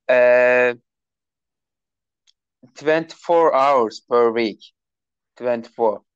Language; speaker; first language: English; non-native, learner; Turkish